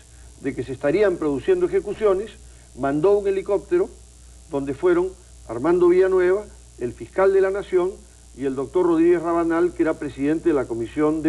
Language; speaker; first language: Spanish; native; Spanish